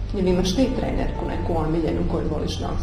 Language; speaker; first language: Bosnian; native; Bosnian